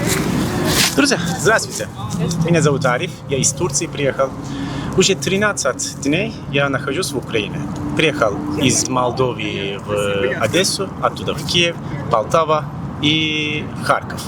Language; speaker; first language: Russian; non-native, learner; Turkish